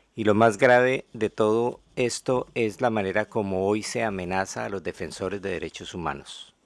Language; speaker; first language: Spanish; native; Spanish